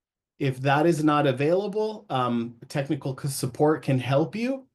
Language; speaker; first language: English; native; English